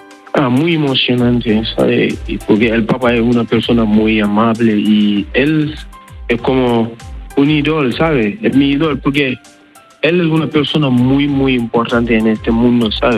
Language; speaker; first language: Spanish; non-native, learner; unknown